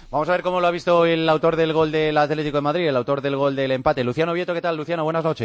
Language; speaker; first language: Spanish; native; Spanish